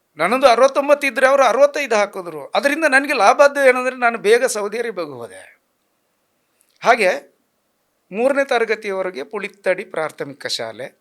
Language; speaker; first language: Kannada; native; Kannada